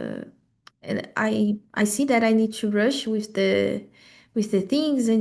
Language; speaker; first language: English; non-native, learner; Portuguese